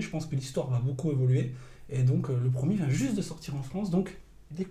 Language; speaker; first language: French; native; French